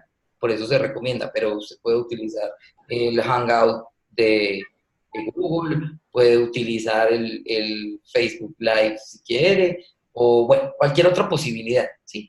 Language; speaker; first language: Spanish; native; Spanish